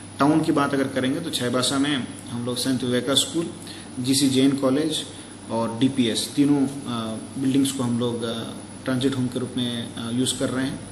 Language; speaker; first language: Hindi; native; Hindi